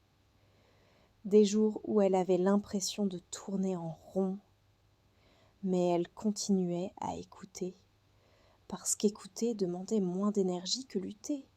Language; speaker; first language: French; non-native, fluent; Hindi